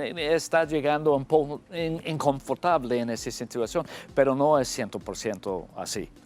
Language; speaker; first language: Spanish; non-native, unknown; English